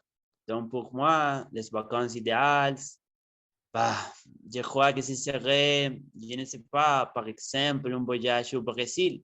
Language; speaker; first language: French; non-native, learner; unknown